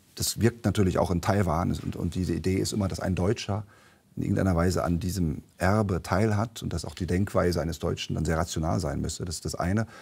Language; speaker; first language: German; native; German